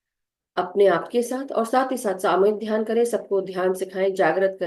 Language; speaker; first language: Hindi; native; Hindi